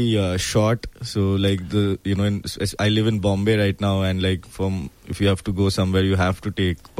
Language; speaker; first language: English; non-native, local second language; Bangla